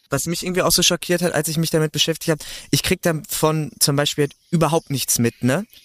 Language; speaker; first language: German; native; German